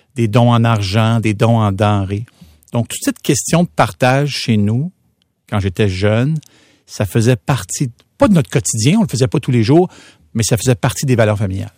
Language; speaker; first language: French; native; French